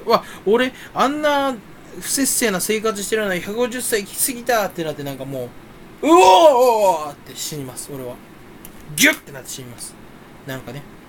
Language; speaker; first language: Japanese; native; Japanese